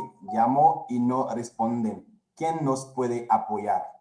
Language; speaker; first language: Spanish; non-native, fluent; Haitian Creole